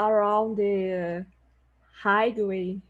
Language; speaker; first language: English; non-native, learner; Portuguese